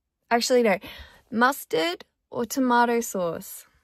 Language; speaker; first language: English; early bilingual, other home language; Korean